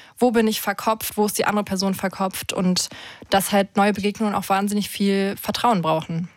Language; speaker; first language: German; early bilingual, other home language; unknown